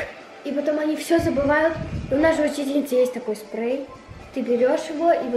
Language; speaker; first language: Russian; early bilingual, heritage; Russian